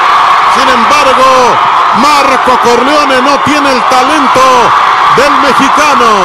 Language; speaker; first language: Spanish; native; Spanish